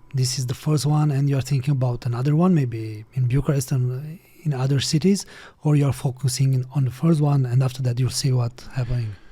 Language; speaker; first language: English; non-native, fluent; Romanian